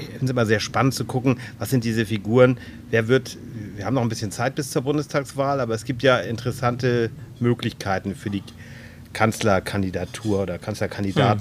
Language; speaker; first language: German; native; German